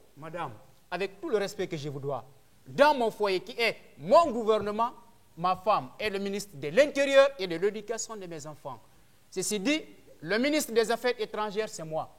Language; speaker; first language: French; non-native, local second language; Fula